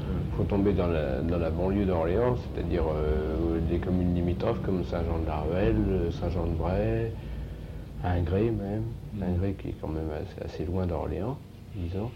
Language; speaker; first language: French; native; French